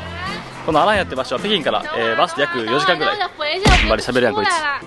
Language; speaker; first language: Japanese; native; Japanese